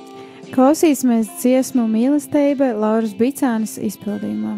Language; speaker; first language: Latvian; native; Latvian